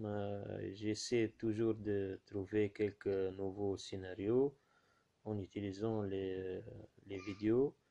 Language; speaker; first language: French; non-native, local second language; Arabic